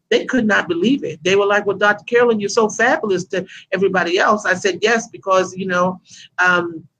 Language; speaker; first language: English; native; English